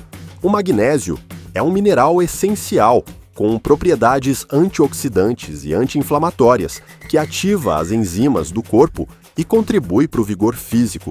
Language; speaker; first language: Portuguese; native; Portuguese